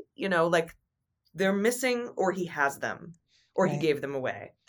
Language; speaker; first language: English; native; English